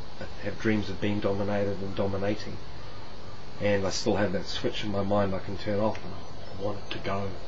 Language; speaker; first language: English; native; English